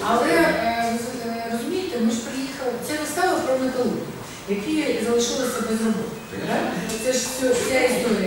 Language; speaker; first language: Ukrainian; non-native, local second language; Russian